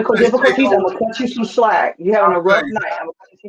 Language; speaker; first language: English; native; English